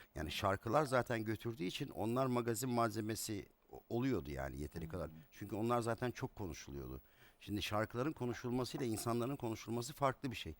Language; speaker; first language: Turkish; native; Turkish